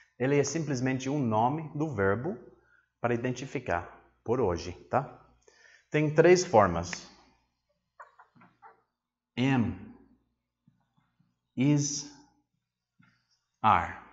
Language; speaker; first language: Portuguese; non-native, fluent; English